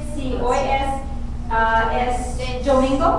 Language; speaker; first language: Spanish; non-native, learner; English